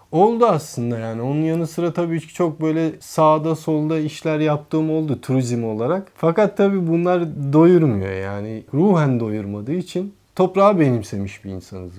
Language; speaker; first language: Turkish; early bilingual, heritage; Turkish